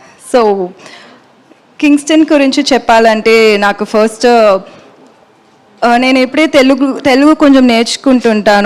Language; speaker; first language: Telugu; non-native, local second language; Tamil